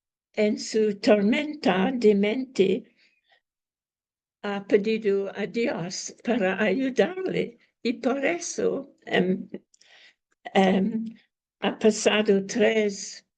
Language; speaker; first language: Spanish; non-native, learner; English